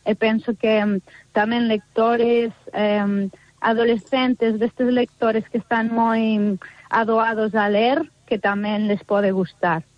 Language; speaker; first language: Galician; non-native, local second language; Spanish